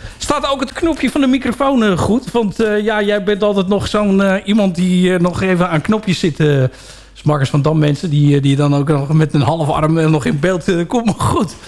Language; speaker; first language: Dutch; native; Dutch